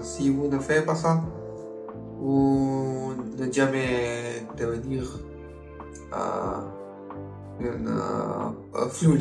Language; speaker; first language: French; non-native, learner; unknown